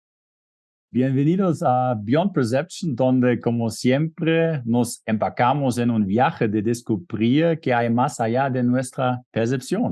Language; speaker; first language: Spanish; non-native, fluent; German